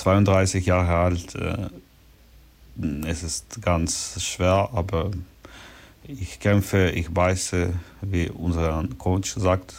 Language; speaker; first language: German; non-native, learner; Ukrainian